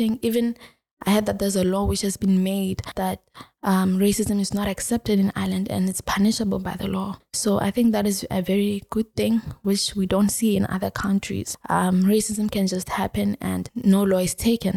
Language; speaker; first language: English; non-native, local second language; Tswana